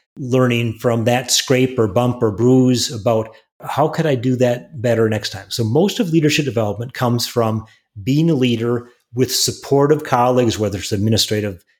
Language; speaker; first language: English; native; English